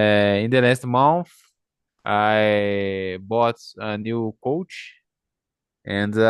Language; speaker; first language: English; non-native, learner; Portuguese